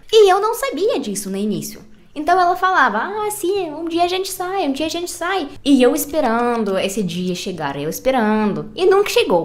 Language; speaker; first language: Portuguese; non-native, fluent; Russian